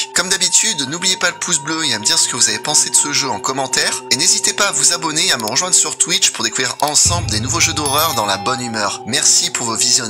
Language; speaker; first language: French; native; French